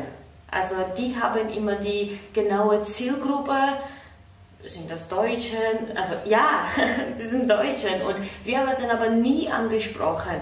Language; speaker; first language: German; non-native, fluent; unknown